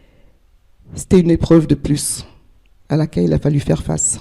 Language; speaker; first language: French; native; French